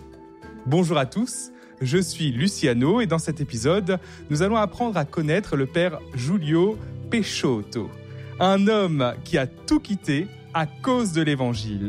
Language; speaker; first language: French; native; French